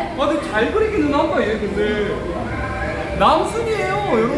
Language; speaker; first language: Korean; native; Korean